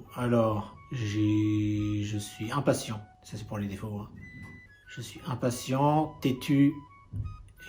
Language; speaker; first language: French; native; French